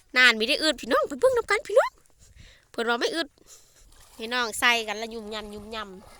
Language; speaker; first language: Thai; native; Thai